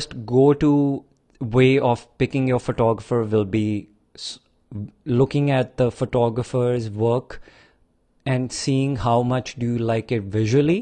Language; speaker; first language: English; non-native, local second language; Punjabi